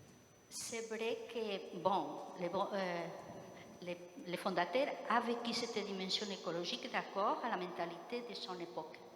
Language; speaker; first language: French; non-native, fluent; Spanish